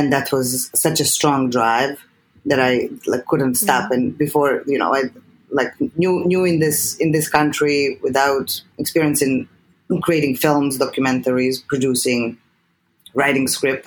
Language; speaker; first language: English; non-native, fluent; Serbian